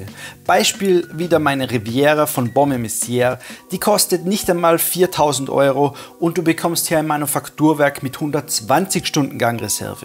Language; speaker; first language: German; native; German